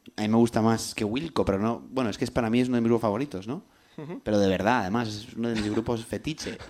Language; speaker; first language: Spanish; native; Spanish